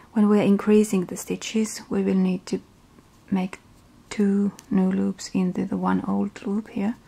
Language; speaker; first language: English; non-native, fluent; Finnish